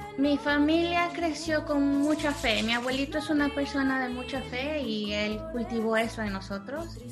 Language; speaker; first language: Spanish; early bilingual, heritage; Spanish